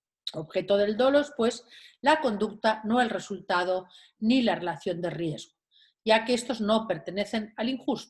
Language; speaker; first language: Spanish; native; Spanish